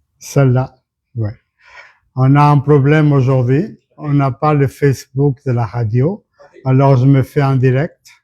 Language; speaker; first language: French; non-native, fluent; Portuguese